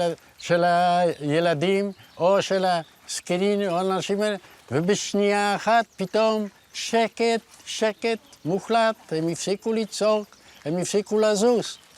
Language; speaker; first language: Hebrew; non-native, fluent; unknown